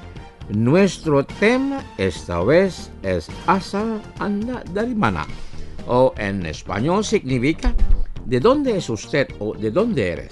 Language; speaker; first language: Spanish; non-native, fluent; Indonesian